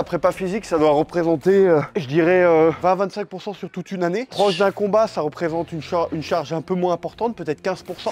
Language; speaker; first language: French; native; French